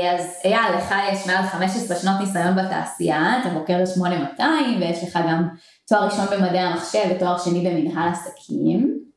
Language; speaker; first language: Hebrew; native; Hebrew